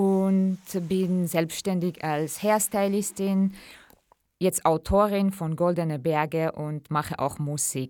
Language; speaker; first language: German; early bilingual, other home language; Central Kurdish